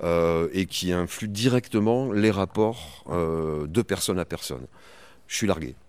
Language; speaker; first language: French; native; French